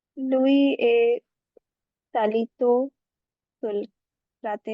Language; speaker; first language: Italian; non-native, learner; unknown